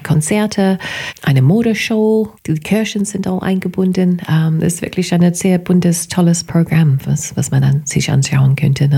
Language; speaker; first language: German; non-native, fluent; English